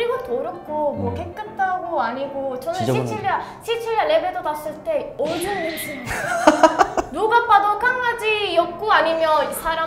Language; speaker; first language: Korean; non-native, learner; Italian